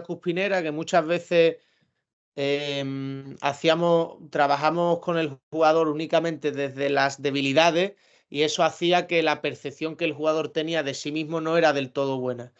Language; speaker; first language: Spanish; native; Spanish